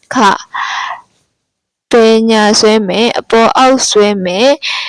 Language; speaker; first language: Burmese; native; Burmese